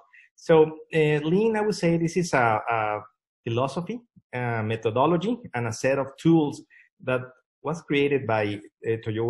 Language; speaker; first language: English; non-native, fluent; Spanish